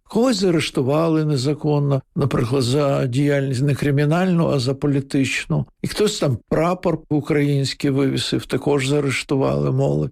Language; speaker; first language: Ukrainian; non-native, local second language; Russian